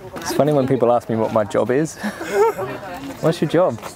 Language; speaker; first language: English; native; English